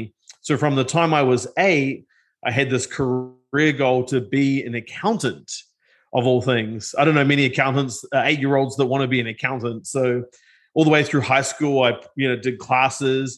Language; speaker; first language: English; native; English